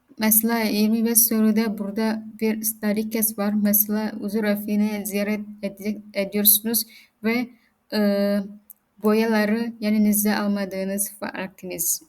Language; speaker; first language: Turkish; non-native, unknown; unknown